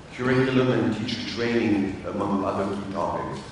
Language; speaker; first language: English; non-native, fluent; French